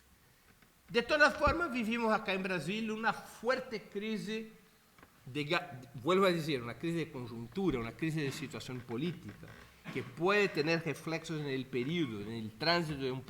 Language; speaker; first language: Spanish; non-native, fluent; Portuguese